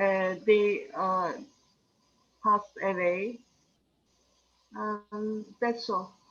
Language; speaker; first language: English; non-native, learner; Turkish